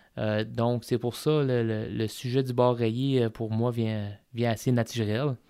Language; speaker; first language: French; native; French